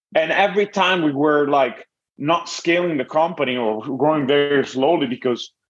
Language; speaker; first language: English; non-native, fluent; Italian